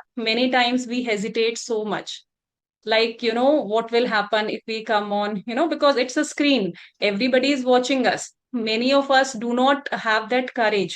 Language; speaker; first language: English; non-native, local second language; Hindi